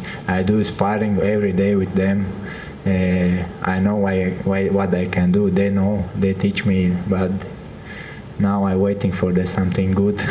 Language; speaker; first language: English; non-native, learner; Chechen